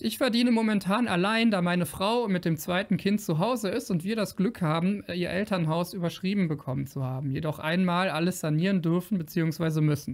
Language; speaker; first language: German; native; German